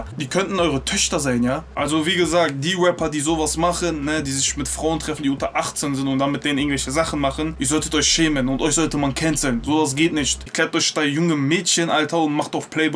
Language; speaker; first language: German; native; German